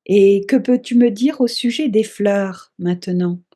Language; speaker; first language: French; native; French